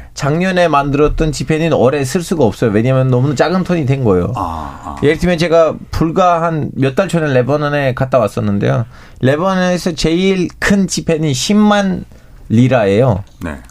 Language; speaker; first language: Korean; non-native, fluent; Turkish